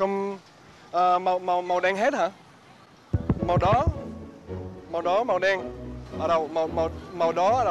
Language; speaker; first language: Vietnamese; non-native, learner; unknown